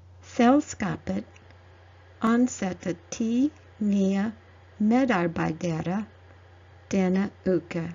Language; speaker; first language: Norwegian; non-native, learner; English